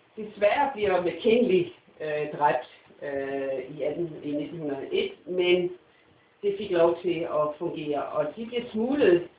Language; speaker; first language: Danish; non-native, fluent; English